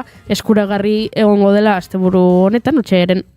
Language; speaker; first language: Basque; native; Basque